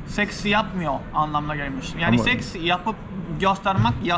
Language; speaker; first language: Turkish; non-native, fluent; Japanese